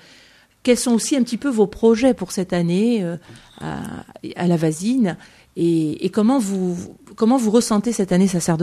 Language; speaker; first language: French; native; French